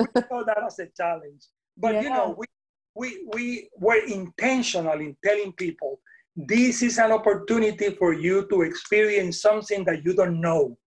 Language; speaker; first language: English; non-native, fluent; Spanish